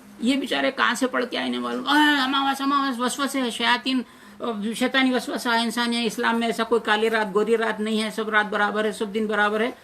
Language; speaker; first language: Urdu; native; Urdu